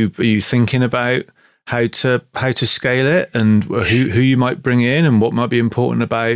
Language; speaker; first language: English; native; English